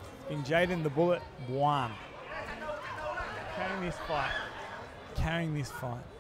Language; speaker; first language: English; native; English